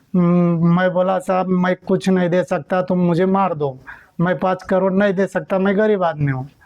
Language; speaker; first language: Hindi; non-native, local second language; Marathi